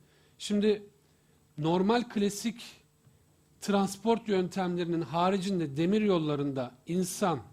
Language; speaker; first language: Turkish; native; Turkish